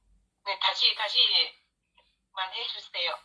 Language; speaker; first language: Korean; non-native, learner; Thai